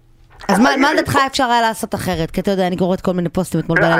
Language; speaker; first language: Hebrew; native; Hebrew